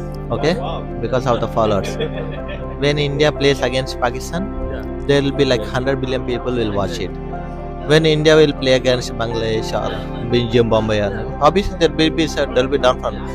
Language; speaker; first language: English; non-native, local second language; Telugu